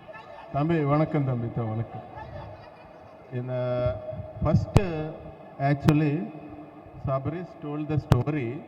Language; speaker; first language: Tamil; non-native, learner; Telugu